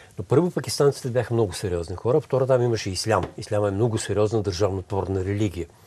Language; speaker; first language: Bulgarian; native; Bulgarian